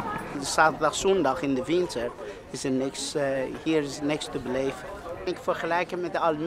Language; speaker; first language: Dutch; non-native, fluent; Persian